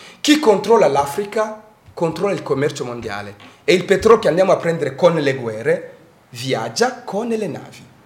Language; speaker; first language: Italian; non-native, fluent; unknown